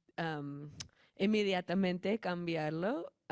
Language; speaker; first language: Spanish; non-native, fluent; English